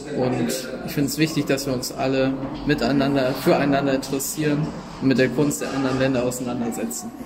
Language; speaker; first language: German; native; German